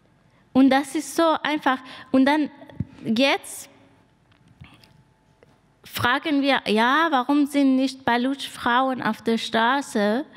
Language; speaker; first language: German; non-native, learner; Persian